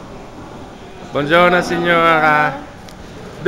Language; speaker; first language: Italian; non-native, learner; Dutch